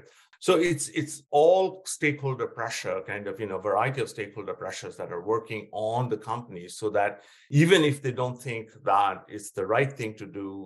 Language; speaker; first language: English; non-native, local second language; Bangla